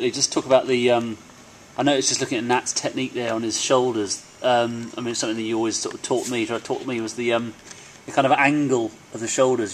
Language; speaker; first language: English; native; English